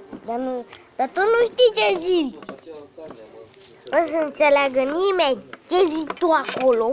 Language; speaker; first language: Romanian; early bilingual, heritage; Romanian